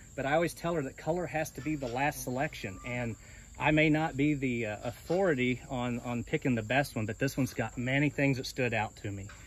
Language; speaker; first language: English; native; English